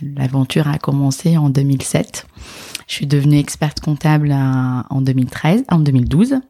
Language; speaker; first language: French; non-native, local second language; Arabic